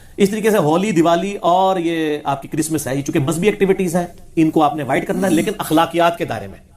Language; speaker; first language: Urdu; non-native, local second language; Punjabi